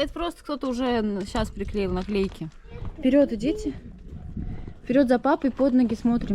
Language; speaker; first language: Russian; native; Russian